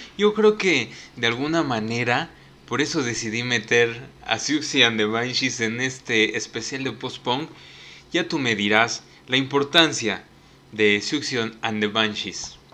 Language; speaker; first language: Spanish; native; Spanish